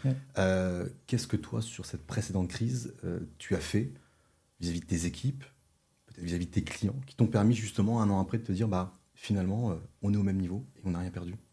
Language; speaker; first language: French; native; French